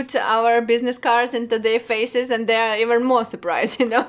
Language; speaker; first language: English; non-native, fluent; Russian